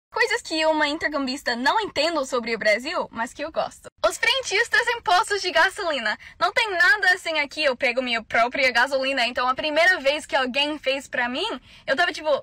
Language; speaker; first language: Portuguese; non-native, fluent; English